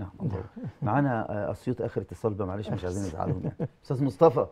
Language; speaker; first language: Arabic; native; Arabic